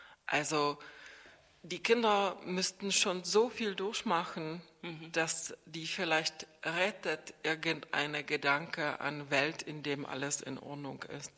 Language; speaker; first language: German; non-native, fluent; Czech